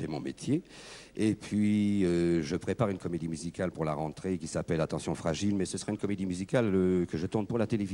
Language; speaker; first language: French; native; French